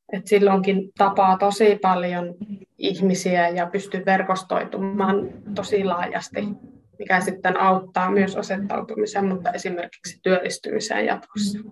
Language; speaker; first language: Finnish; non-native, fluent; Hungarian